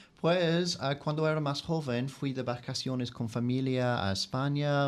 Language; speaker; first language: Spanish; non-native, fluent; English